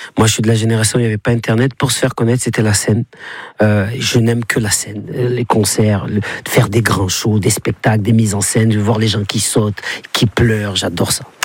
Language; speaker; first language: French; native; French